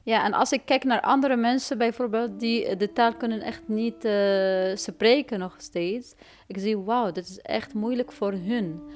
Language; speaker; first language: Dutch; non-native, learner; Arabic